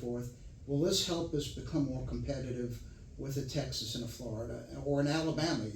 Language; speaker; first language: English; native; English